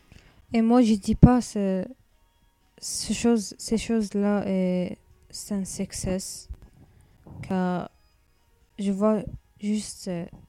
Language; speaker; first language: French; non-native, learner; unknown